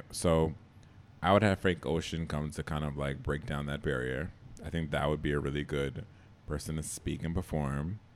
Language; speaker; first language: English; native; English